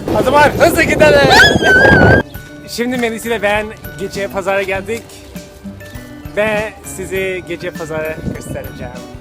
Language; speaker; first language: Turkish; non-native, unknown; English